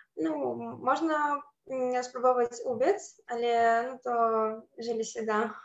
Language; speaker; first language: Polish; non-native, fluent; Russian